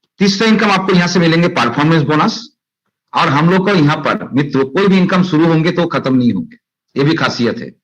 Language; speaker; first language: Hindi; non-native, local second language; Bangla